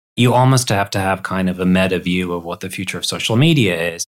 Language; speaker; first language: English; native; English